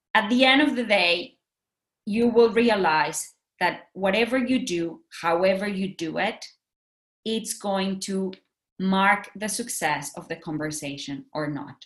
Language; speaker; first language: English; non-native, fluent; Spanish